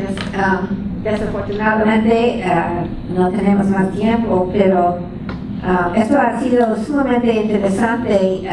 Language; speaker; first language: Spanish; non-native, fluent; English